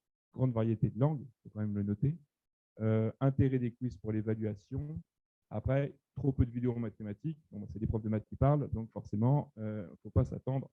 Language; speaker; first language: French; native; French